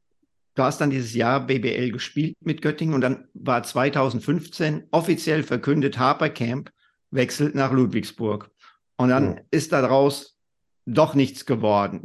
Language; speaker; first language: German; native; German